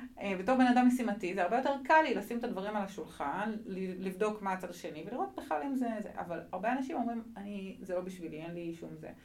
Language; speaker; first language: Hebrew; native; Hebrew